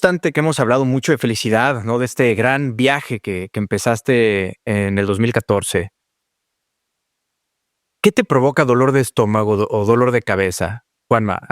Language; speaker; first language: Spanish; native; Spanish